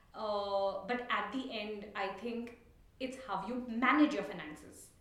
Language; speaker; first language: English; non-native, local second language; Tulu